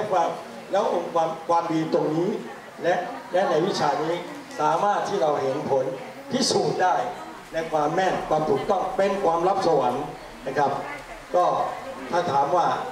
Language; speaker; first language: Thai; native; Thai